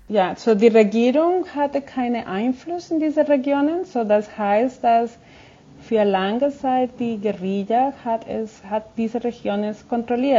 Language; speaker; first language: German; non-native, fluent; Spanish